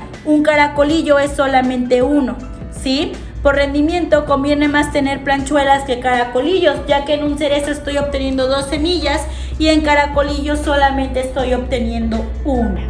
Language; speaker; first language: Spanish; native; Spanish